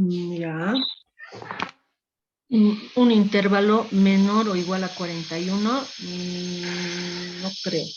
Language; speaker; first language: Spanish; native; Spanish